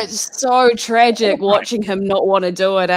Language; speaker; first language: English; native; English